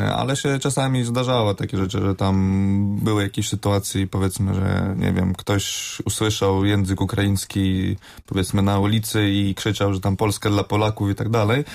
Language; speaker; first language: Polish; non-native, fluent; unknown